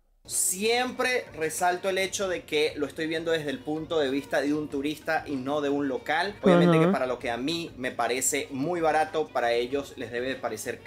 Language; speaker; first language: Spanish; native; Spanish